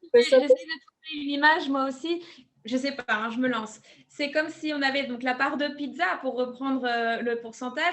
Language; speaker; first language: French; native; French